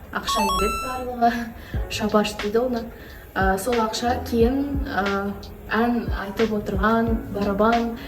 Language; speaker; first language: Kazakh; non-native, local second language; Kurdish